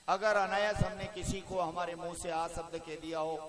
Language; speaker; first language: Hindi; native; Hindi